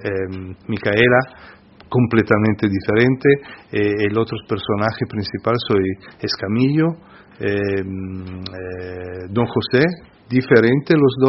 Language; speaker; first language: Spanish; non-native, fluent; Italian